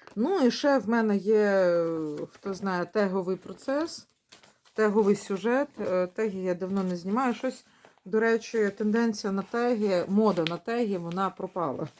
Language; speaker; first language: Ukrainian; non-native, local second language; Russian